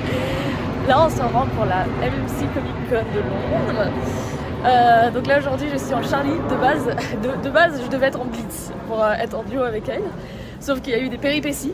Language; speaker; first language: French; native; French